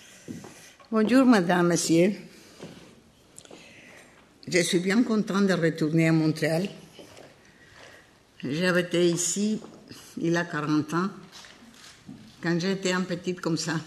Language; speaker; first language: French; non-native, learner; Spanish